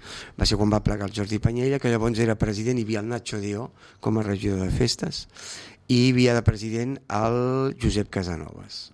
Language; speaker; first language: Catalan; native; Catalan